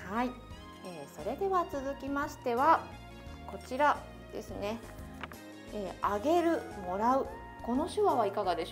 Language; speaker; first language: Japanese; native; Japanese